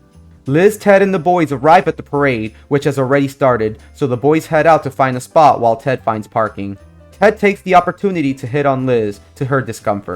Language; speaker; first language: English; native; English